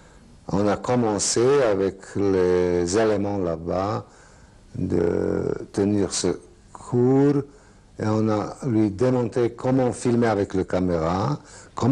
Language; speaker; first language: French; non-native, fluent; Serbian